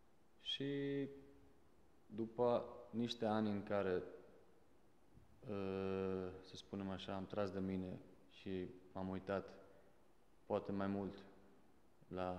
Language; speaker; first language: Romanian; non-native, fluent; Serbian